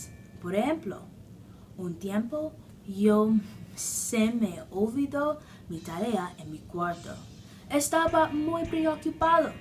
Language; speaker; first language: Spanish; non-native, learner; English